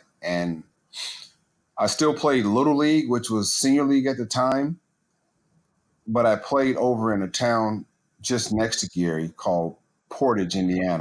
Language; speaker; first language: English; native; English